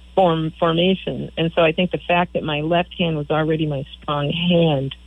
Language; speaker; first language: English; native; English